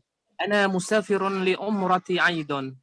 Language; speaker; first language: Arabic; non-native, learner; Indonesian